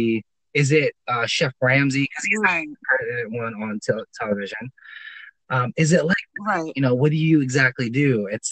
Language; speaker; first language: English; non-native, local second language; Filipino